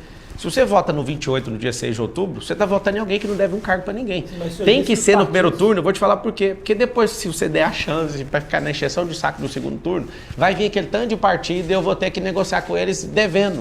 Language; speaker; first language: Portuguese; native; Portuguese